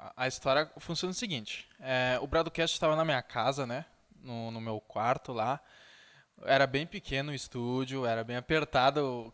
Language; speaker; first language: Portuguese; native; Portuguese